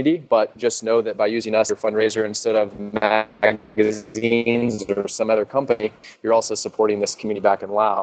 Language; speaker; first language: English; native; English